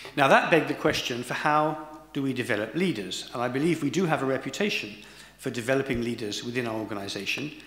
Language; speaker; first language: English; native; English